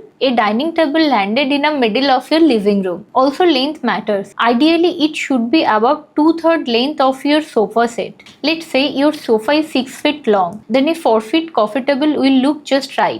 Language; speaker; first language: English; non-native, local second language; Hindi